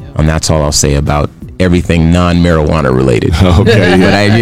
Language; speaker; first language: English; native; English